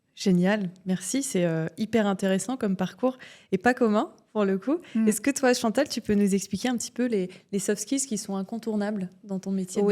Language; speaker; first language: French; native; French